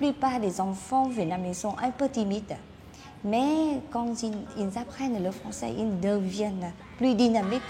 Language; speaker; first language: French; non-native, fluent; Vietnamese